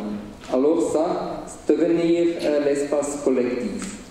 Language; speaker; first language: French; non-native, learner; German